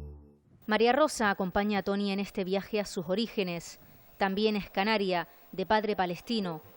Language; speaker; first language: Spanish; native; Spanish